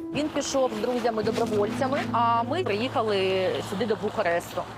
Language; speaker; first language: Ukrainian; native; Ukrainian